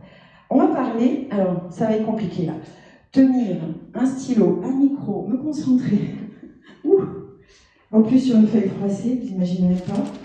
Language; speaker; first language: French; native; French